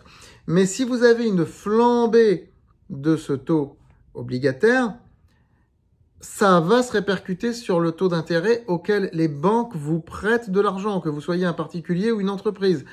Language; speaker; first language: French; native; French